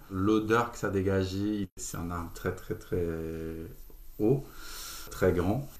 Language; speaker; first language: French; non-native, fluent; Portuguese